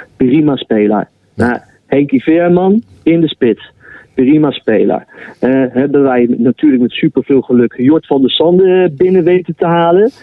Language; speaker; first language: Dutch; native; Dutch